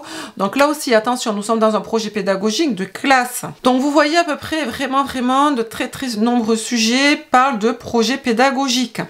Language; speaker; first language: French; native; French